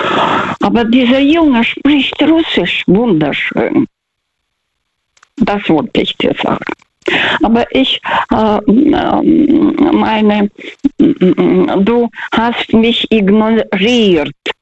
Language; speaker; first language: German; non-native, fluent; Russian